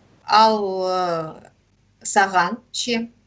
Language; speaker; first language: Kazakh; non-native, learner; Russian